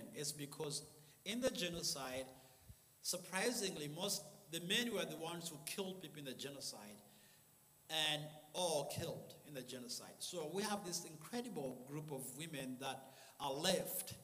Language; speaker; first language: English; non-native, local second language; Kinyarwanda